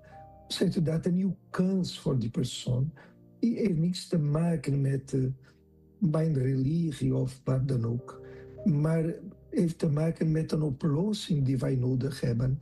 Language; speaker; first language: Dutch; non-native, fluent; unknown